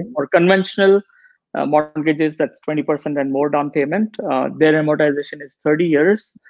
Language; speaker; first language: English; non-native, local second language; Gujarati